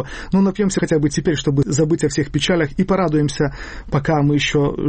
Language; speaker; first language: Russian; native; Russian